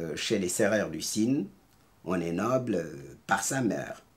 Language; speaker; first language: French; non-native, local second language; Serer